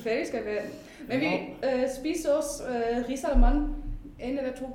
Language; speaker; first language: Danish; non-native, fluent; German